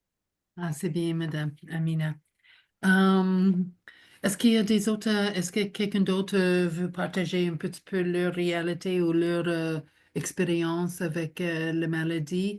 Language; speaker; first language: French; non-native, local second language; English